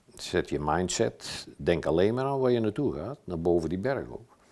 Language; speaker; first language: Dutch; native; Dutch